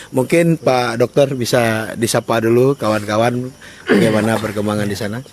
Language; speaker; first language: Indonesian; native; Indonesian